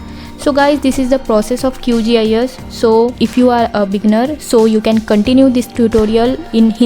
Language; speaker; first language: English; non-native, local second language; Hindi